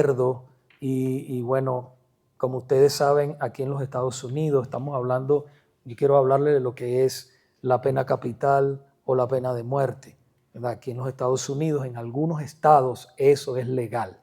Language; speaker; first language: Spanish; native; Spanish